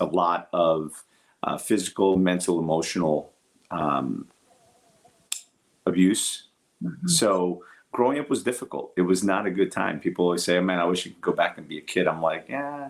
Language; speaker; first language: English; early bilingual, other home language; Portuguese